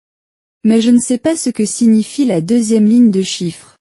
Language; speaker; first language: French; non-native, learner; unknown